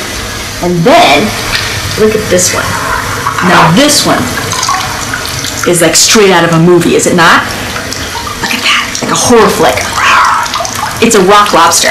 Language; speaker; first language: English; early bilingual, other home language; Italian